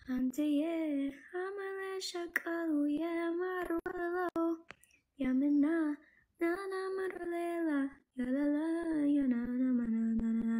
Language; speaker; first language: Amharic; non-native, learner; English